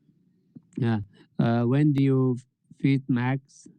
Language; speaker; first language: English; non-native, learner; Persian